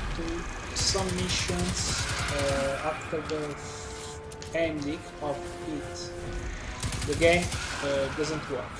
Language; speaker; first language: English; non-native, learner; Italian